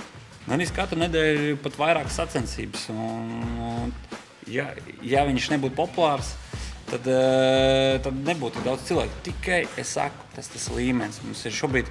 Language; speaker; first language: Latvian; native; Latvian